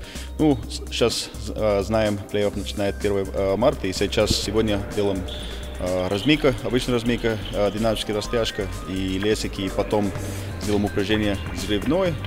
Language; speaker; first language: Russian; non-native, learner; Finnish